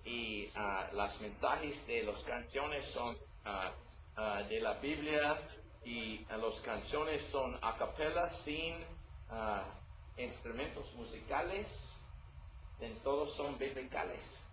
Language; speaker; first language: Spanish; non-native, learner; English